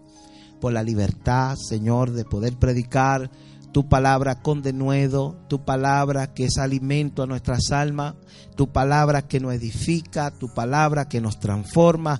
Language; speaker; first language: Spanish; native; Spanish